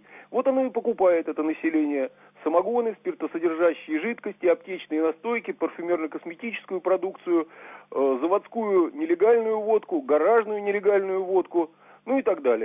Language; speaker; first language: Russian; native; Russian